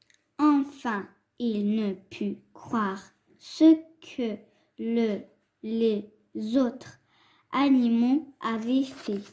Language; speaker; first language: French; non-native, fluent; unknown